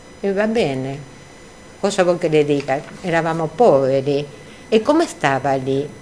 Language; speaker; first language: Italian; non-native, fluent; Spanish